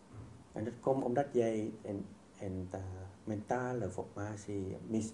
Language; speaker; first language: Dutch; non-native, fluent; Vietnamese